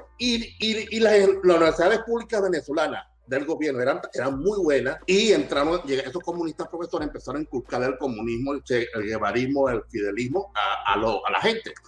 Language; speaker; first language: Spanish; native; Spanish